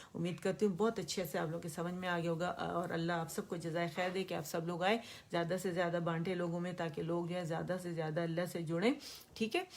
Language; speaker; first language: Urdu; non-native, local second language; Pashto